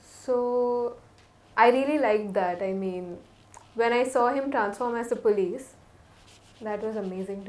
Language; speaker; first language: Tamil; non-native, learner; Tulu